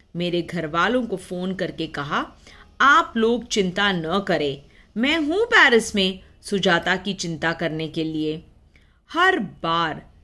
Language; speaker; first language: Hindi; non-native, local second language; Marathi